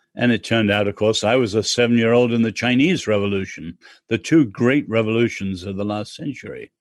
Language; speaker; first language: English; native; English